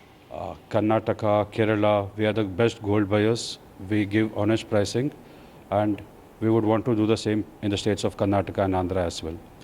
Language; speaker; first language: English; non-native, local second language; Kannada